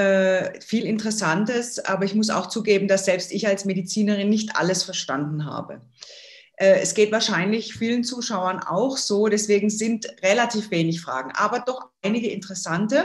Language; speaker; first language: German; native; German